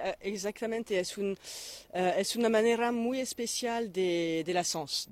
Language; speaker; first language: Spanish; non-native, fluent; French